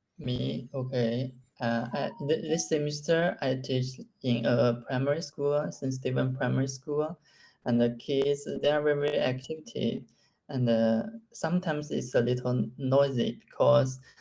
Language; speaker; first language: English; non-native, learner; Chinese